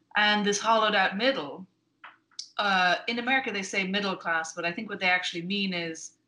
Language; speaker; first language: English; native; English